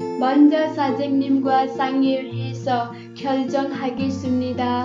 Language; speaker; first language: Korean; non-native, learner; Nepali